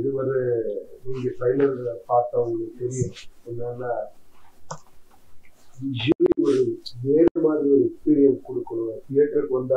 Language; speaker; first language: Tamil; non-native, learner; Kannada